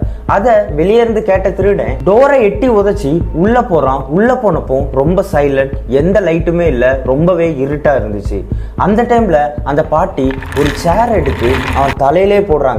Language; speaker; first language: Tamil; native; Tamil